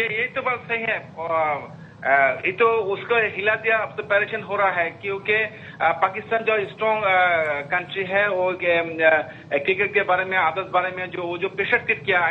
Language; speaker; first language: Hindi; non-native, learner; Bangla